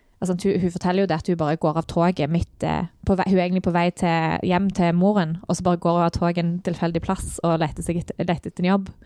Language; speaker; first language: Norwegian; native; Norwegian